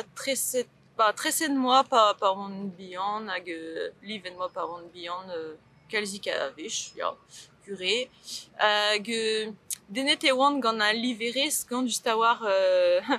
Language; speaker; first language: French; native; French